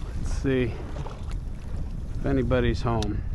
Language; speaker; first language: English; native; English